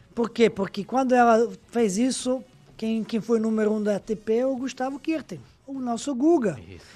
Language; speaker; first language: Portuguese; non-native, fluent; Serbian